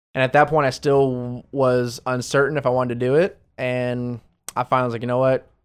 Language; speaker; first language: English; native; English